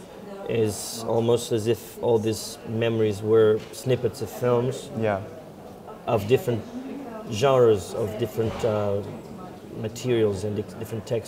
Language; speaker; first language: English; non-native, fluent; Portuguese